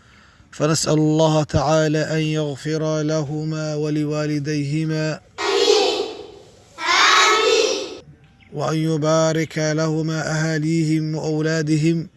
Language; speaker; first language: Arabic; non-native, local second language; Somali